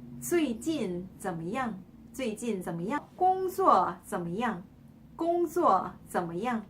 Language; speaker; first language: Chinese; non-native, learner; Korean